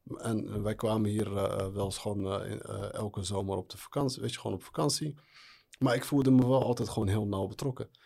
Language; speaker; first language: Dutch; early bilingual, other home language; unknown